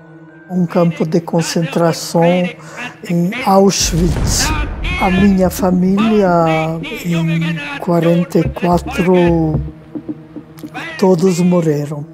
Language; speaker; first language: Portuguese; non-native, fluent; Hungarian